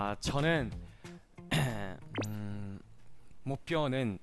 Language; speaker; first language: Korean; non-native, learner; Japanese